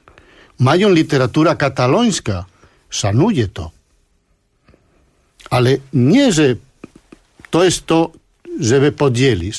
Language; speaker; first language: Polish; non-native, fluent; Spanish